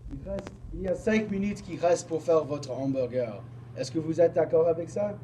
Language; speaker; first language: French; non-native, learner; English